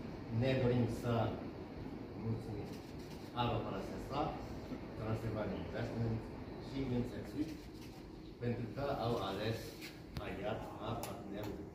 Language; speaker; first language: Romanian; non-native, fluent; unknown